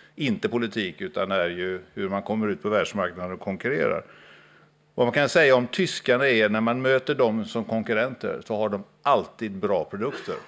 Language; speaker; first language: Swedish; native; Swedish